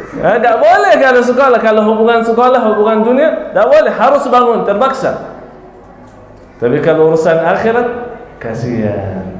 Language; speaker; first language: Malay; non-native, fluent; Arabic